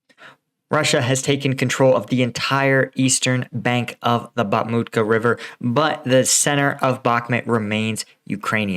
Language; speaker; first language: English; native; English